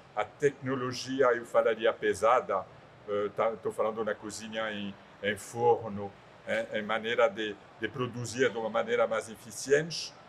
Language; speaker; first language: Portuguese; non-native, fluent; French